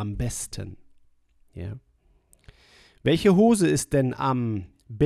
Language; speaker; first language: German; non-native, fluent; English